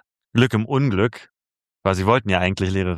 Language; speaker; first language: German; native; German